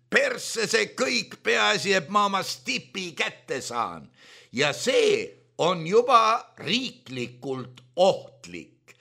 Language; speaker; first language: Estonian; native; Estonian